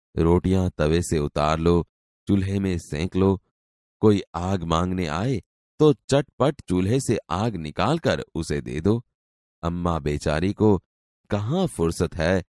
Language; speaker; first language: Hindi; non-native, local second language; Gujarati